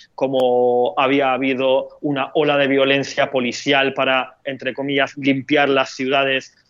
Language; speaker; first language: Spanish; non-native, fluent; Turkish